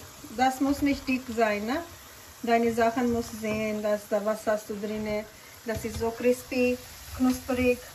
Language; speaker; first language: German; non-native, learner; Urdu